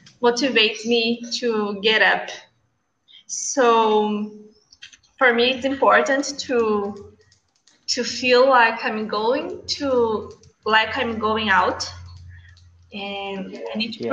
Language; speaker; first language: English; non-native, learner; Portuguese